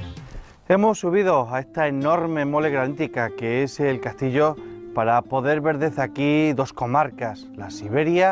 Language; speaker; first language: Spanish; native; Spanish